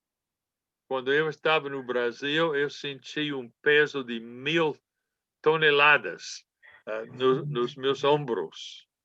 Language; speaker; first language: Portuguese; non-native, fluent; English